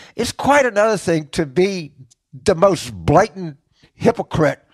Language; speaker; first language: English; native; English